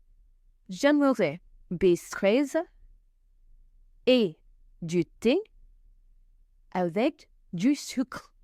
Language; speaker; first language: French; non-native, fluent; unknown